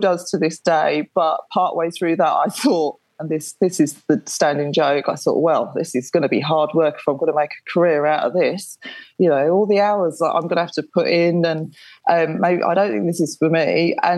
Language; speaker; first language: English; native; English